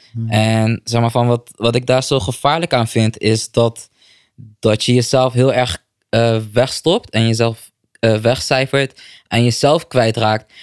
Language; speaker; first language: Dutch; native; Dutch